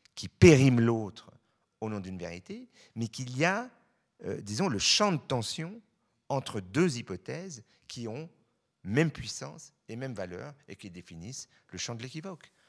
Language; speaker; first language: French; native; French